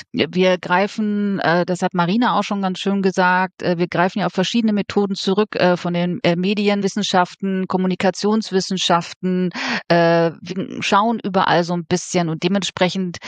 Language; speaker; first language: German; native; German